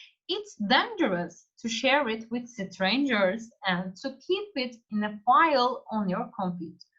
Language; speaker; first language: English; non-native, fluent; Turkish